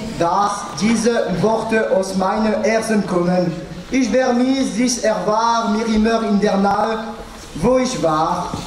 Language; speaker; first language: German; non-native, local second language; French